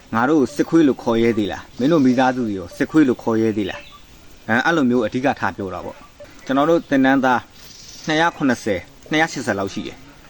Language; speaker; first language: Burmese; native; Burmese